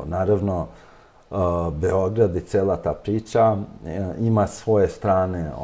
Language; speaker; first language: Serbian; non-native, local second language; Albanian